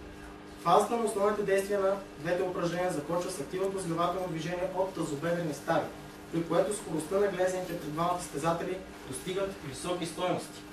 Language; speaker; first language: Bulgarian; native; Bulgarian